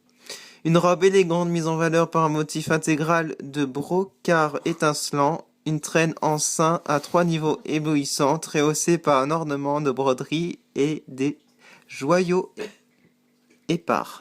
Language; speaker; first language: French; native; French